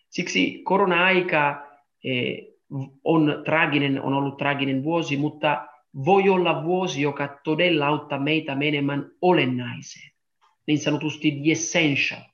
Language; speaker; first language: Finnish; non-native, fluent; Italian